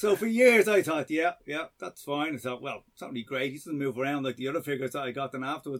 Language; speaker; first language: English; native; English